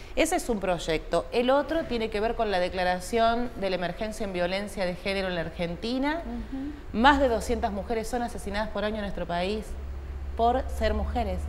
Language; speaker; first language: Spanish; native; Spanish